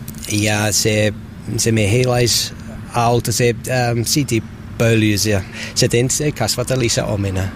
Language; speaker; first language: Finnish; non-native, learner; English